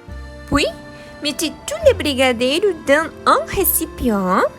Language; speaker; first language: French; non-native, learner; Portuguese